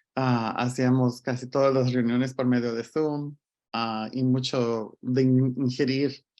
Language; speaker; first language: Spanish; early bilingual, other home language; English